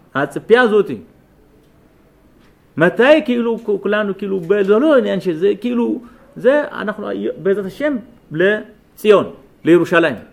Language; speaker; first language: Hebrew; non-native, fluent; Amharic